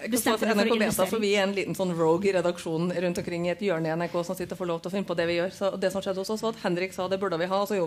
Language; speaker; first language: Norwegian; native; Norwegian